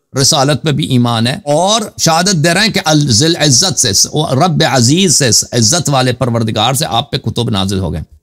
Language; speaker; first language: Urdu; non-native, fluent; Persian